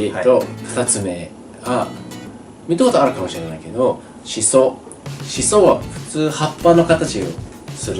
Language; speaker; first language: Japanese; non-native, fluent; English